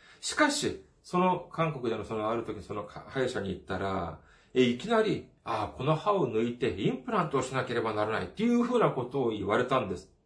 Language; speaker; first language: Japanese; non-native, fluent; Korean